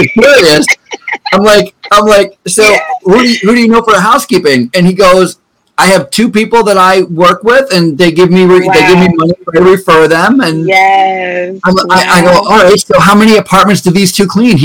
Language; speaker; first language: English; native; English